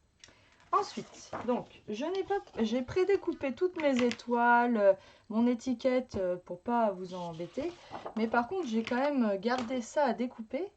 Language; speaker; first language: French; native; French